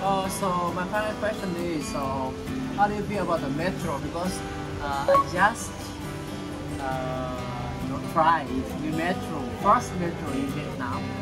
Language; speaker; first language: English; non-native, learner; Japanese